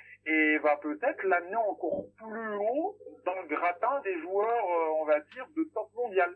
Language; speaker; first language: French; native; French